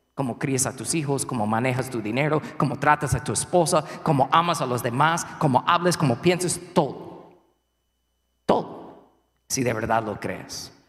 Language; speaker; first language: Spanish; non-native, fluent; English